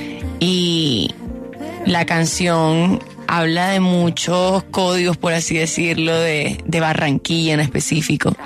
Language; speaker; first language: Spanish; native; Spanish